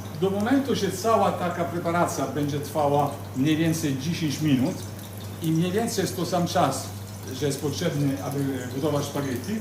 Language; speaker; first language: Polish; non-native, learner; Italian